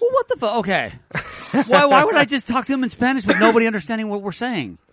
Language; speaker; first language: English; native; English